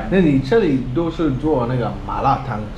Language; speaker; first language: Chinese; non-native, fluent; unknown